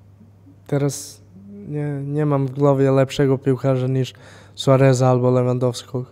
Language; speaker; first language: Polish; non-native, fluent; Serbian